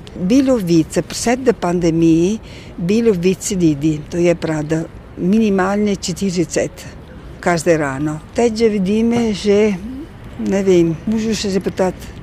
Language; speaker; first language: Czech; non-native, learner; Italian